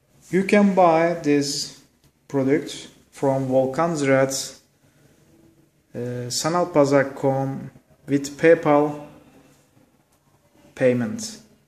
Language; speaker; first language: English; non-native, learner; Turkish